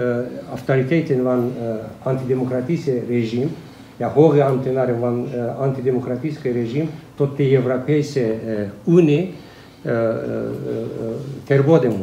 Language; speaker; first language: Dutch; non-native, learner; Azerbaijani